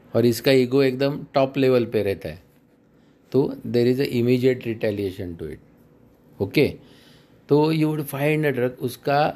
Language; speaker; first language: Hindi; non-native, local second language; Marathi